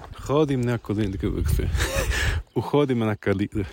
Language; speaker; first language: Russian; non-native, learner; English